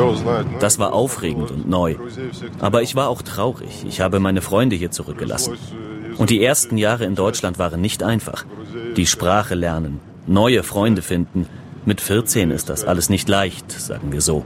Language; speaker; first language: German; non-native, fluent; Russian